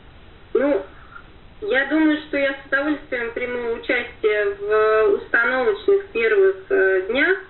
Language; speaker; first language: Russian; native; Russian